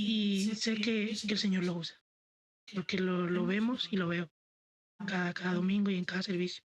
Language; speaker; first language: Spanish; native; Spanish